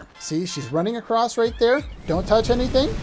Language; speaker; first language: English; native; English